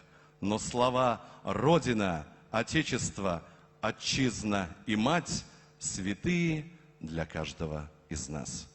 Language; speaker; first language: Russian; native; Russian